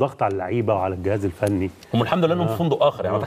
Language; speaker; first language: Arabic; native; Arabic